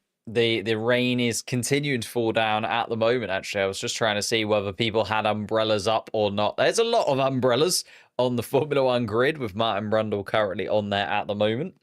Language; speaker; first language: English; native; English